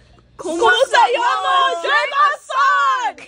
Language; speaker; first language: Spanish; non-native, learner; English